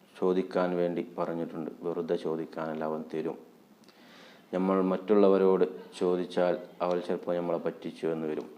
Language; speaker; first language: Malayalam; native; Malayalam